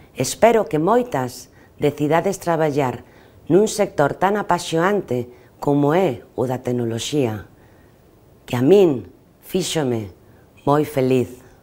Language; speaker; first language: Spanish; native; Spanish